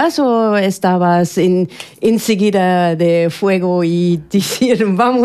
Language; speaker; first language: Spanish; non-native, learner; German